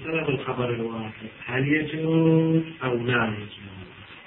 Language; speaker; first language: Arabic; native; Arabic